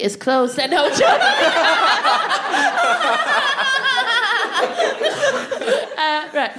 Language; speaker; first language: English; native; English